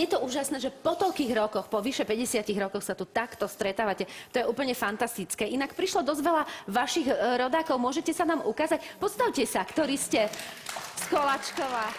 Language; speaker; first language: Slovak; native; Slovak